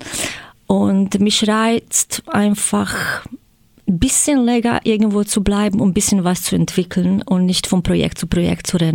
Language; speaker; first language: German; non-native, fluent; Croatian